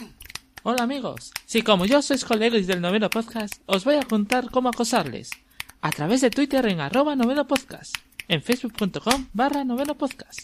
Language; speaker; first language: Spanish; native; Spanish